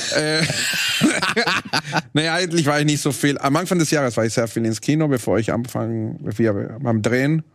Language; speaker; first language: German; non-native, fluent; Spanish